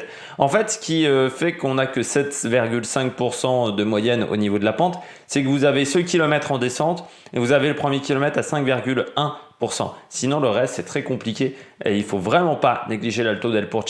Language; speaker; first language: French; native; French